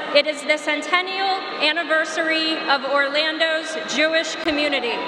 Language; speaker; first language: English; native; English